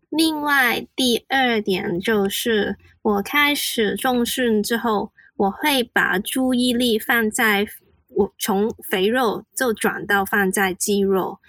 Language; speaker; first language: Chinese; non-native, local second language; Cantonese